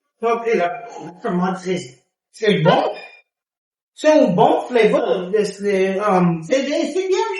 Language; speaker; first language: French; non-native, learner; English